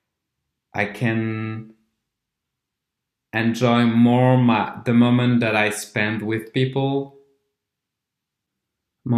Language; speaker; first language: English; non-native, fluent; French